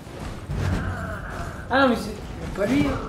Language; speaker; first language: French; native; French